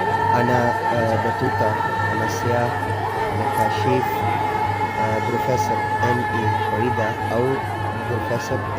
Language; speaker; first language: Arabic; non-native, learner; Urdu